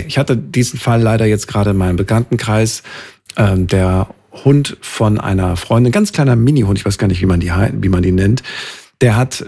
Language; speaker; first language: German; native; German